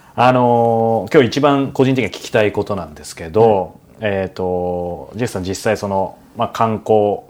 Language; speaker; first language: Japanese; native; Japanese